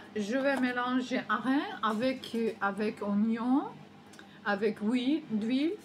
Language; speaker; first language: French; non-native, learner; Ukrainian